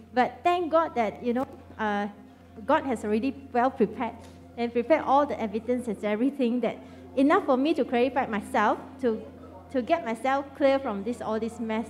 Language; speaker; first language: English; non-native, local second language; Chinese